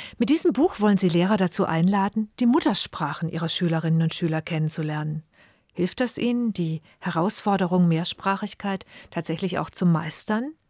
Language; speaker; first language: German; native; German